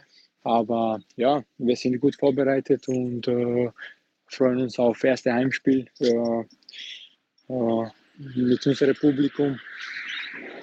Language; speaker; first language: German; non-native, fluent; Georgian